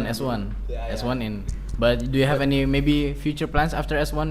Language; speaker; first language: English; non-native, fluent; Indonesian